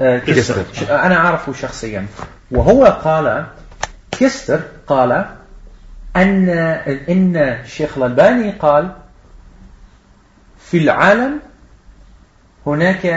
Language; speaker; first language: Arabic; non-native, fluent; Dutch